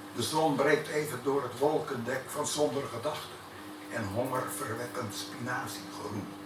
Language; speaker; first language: Dutch; native; Dutch